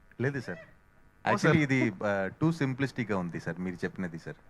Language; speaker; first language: Telugu; non-native, learner; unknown